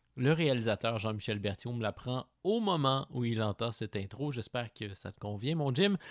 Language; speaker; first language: French; native; French